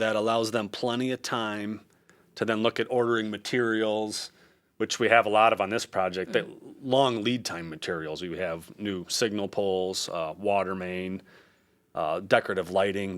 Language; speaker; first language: English; native; English